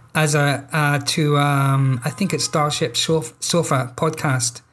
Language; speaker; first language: English; native; English